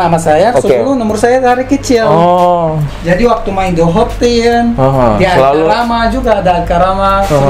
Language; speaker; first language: Indonesian; non-native, fluent; Arabic